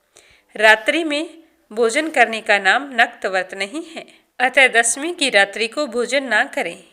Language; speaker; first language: Hindi; native; Hindi